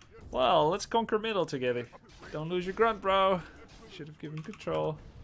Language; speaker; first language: English; non-native, fluent; Dutch